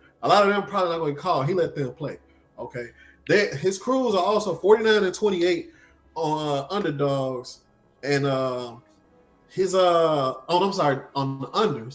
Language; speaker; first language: English; native; English